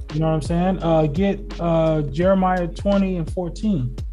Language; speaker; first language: English; native; English